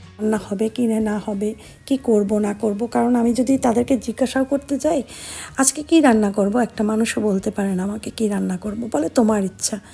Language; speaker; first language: Bangla; native; Bangla